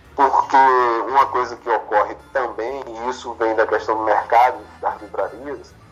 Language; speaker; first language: Portuguese; native; Portuguese